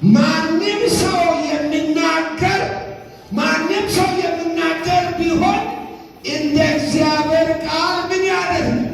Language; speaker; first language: Amharic; non-native, local second language; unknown